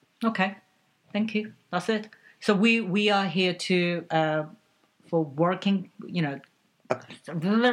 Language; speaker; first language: English; non-native, fluent; Korean